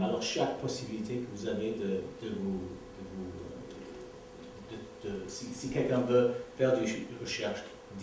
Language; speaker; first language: French; non-native, learner; English